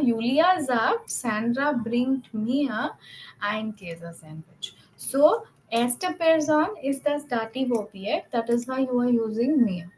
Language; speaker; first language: German; non-native, fluent; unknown